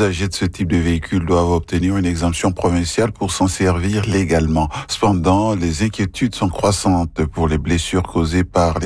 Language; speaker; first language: French; non-native, local second language; Swahili